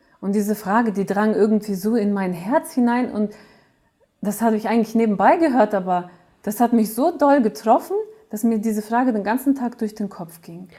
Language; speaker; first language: German; early bilingual, other home language; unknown